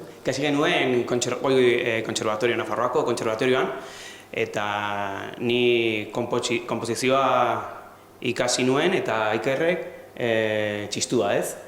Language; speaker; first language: Basque; non-native, local second language; Spanish